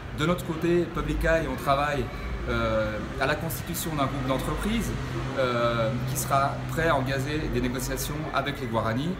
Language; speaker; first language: French; native; French